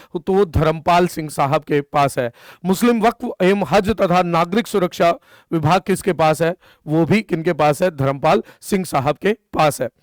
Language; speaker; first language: Hindi; native; Hindi